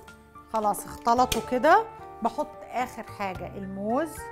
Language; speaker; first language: Arabic; native; Arabic